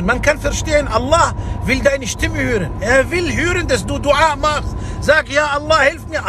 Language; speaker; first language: German; non-native, fluent; Arabic